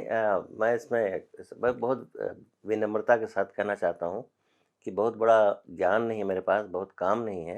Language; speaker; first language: Hindi; native; Hindi